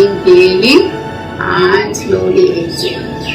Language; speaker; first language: English; non-native, local second language; Tamil